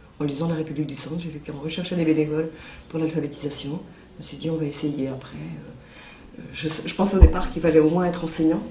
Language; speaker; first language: French; native; French